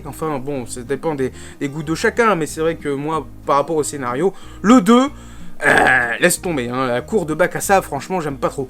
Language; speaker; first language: French; native; French